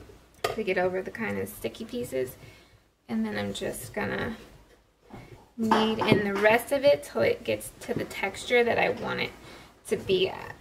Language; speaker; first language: English; native; English